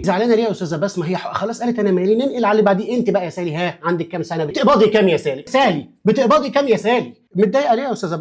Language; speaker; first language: Arabic; native; Arabic